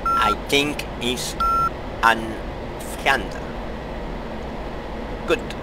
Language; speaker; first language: English; non-native, learner; French